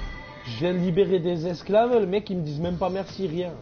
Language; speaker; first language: French; native; French